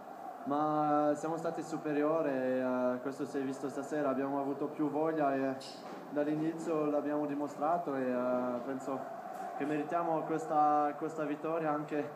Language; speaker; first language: Italian; non-native, fluent; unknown